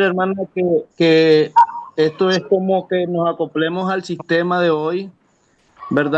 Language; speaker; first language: Spanish; native; Spanish